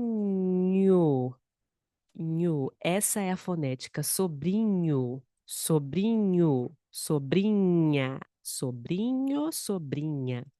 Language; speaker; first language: Portuguese; non-native, fluent; Spanish